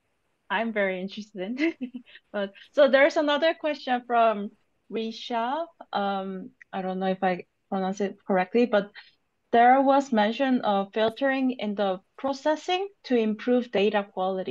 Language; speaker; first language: English; non-native, fluent; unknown